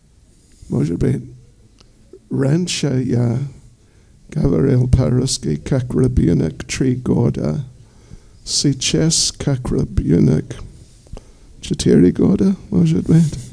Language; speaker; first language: Russian; non-native, learner; English